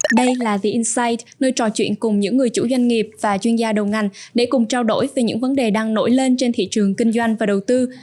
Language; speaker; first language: English; non-native, fluent; Vietnamese